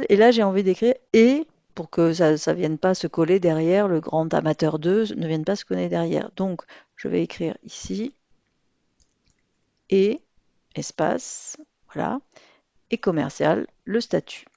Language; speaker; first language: French; native; French